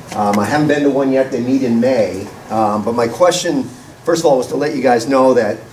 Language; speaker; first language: English; native; English